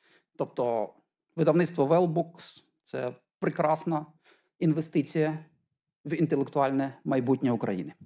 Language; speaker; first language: Ukrainian; native; Ukrainian